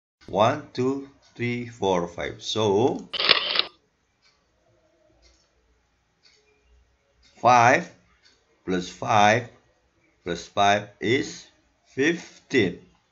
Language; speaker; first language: English; non-native, learner; Indonesian